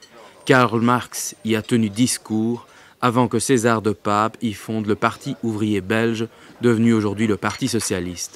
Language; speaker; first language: French; native; French